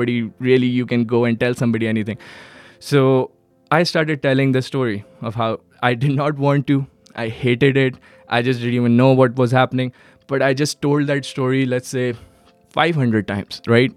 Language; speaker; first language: English; non-native, local second language; Urdu